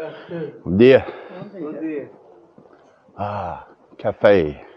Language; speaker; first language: Portuguese; non-native, learner; English